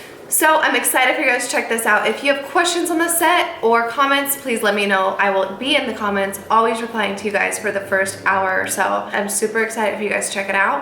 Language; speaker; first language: English; native; English